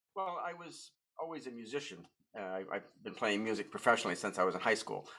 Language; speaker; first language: English; native; English